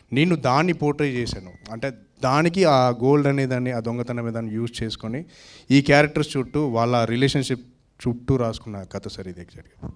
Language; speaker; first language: Telugu; native; Telugu